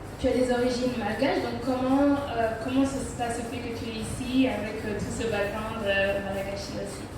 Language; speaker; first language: French; native; French